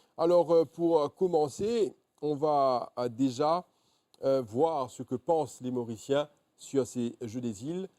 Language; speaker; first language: French; non-native, local second language; Morisyen